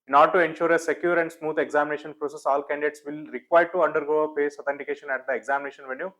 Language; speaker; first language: English; non-native, local second language; Kannada